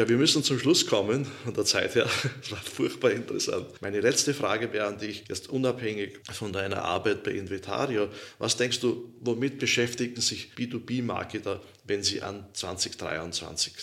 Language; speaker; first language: German; native; German